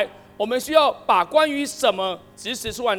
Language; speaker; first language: Chinese; native; Chinese